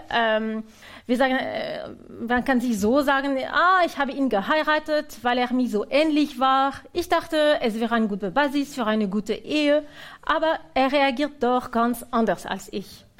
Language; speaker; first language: German; non-native, fluent; French